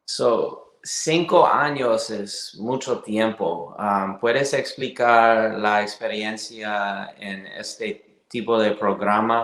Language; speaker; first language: Spanish; non-native, learner; English